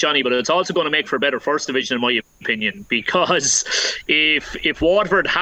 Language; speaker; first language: English; native; English